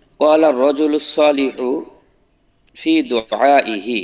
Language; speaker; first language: Arabic; non-native, learner; Bangla